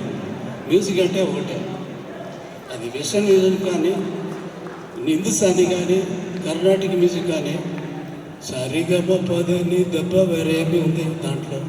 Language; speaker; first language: Telugu; non-native, fluent; Tamil